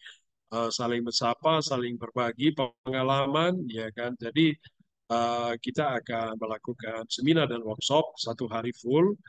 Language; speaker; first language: Indonesian; native; Indonesian